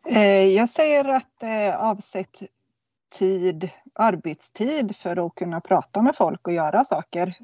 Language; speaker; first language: Swedish; native; Swedish